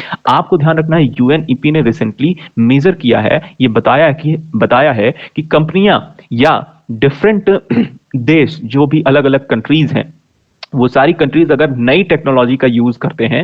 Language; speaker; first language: Hindi; native; Hindi